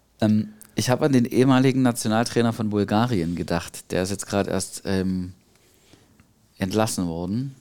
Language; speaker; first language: German; native; German